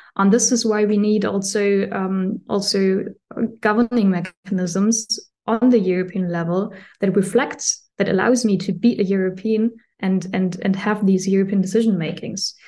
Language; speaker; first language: English; non-native, fluent; German